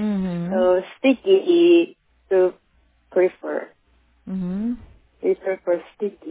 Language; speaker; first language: English; non-native, learner; Korean